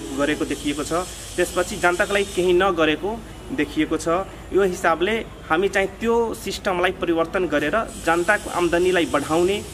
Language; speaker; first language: Nepali; non-native, local second language; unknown